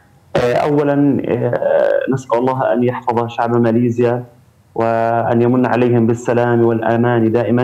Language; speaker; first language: Arabic; native; Arabic